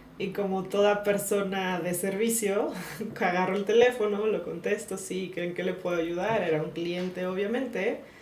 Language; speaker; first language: Spanish; native; Spanish